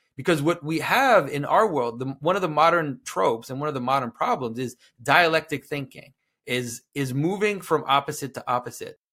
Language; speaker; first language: English; non-native, fluent; French